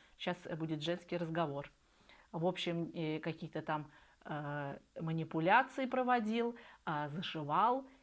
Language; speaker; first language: Russian; native; Russian